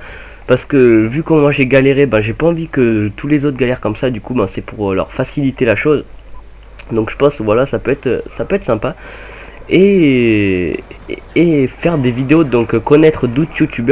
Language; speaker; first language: French; native; French